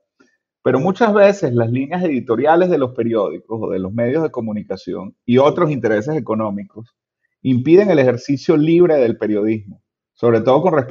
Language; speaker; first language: Spanish; native; Spanish